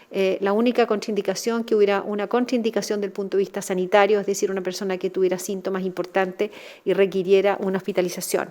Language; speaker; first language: Spanish; native; Spanish